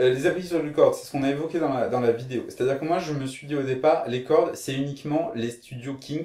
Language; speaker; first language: French; native; French